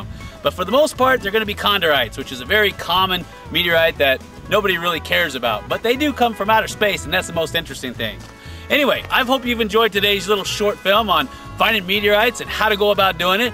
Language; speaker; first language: English; native; English